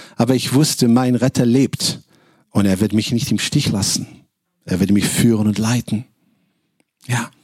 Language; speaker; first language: German; non-native, fluent; Arabic